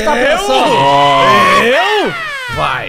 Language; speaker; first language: Portuguese; native; Portuguese